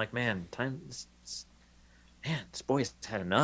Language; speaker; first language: English; native; English